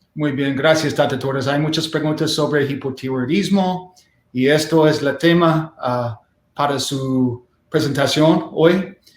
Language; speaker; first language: Spanish; non-native, learner; English